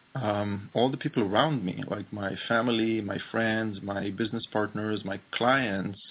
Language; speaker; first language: English; non-native, fluent; Hebrew